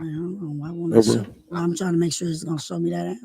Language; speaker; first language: English; native; English